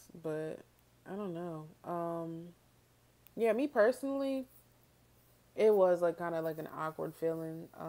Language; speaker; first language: English; native; English